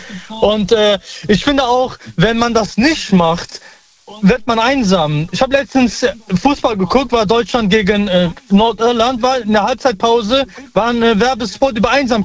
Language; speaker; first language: German; non-native, local second language; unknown